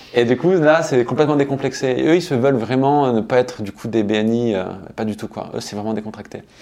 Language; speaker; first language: French; native; French